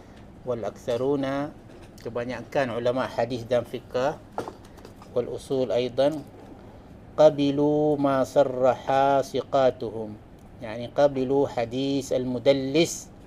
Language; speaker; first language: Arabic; non-native, fluent; Malay